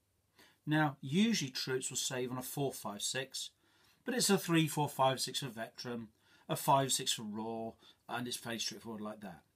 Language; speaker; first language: English; native; English